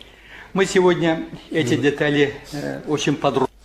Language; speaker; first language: Russian; non-native, local second language; Tajik